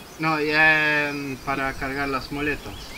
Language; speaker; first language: Spanish; non-native, learner; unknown